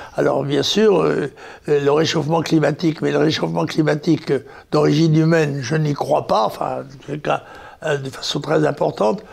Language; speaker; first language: French; native; French